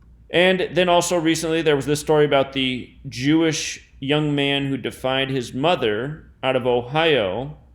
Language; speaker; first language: English; native; English